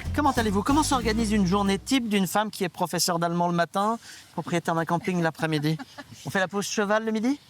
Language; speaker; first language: French; native; French